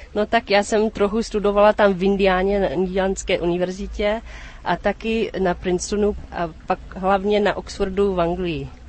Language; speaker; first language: Czech; non-native, fluent; English